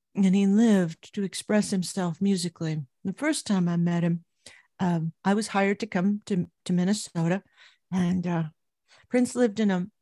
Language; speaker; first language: English; native; English